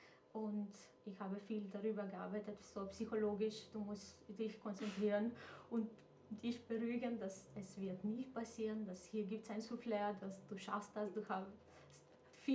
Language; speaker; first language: German; non-native, fluent; Macedonian